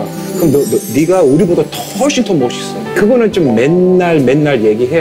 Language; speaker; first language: Korean; non-native, fluent; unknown